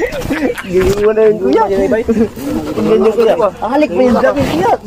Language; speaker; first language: Filipino; non-native, local second language; Cebuano